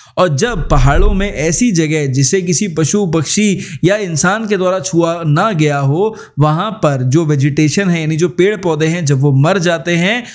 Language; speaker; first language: Hindi; native; Hindi